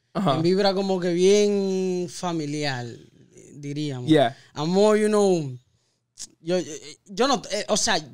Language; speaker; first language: Spanish; early bilingual, other home language; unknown